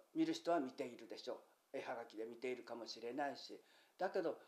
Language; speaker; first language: Japanese; native; Japanese